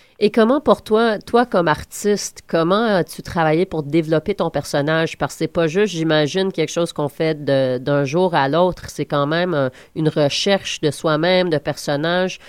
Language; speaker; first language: French; native; French